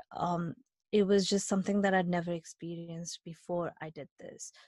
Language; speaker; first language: English; non-native, local second language; Hindi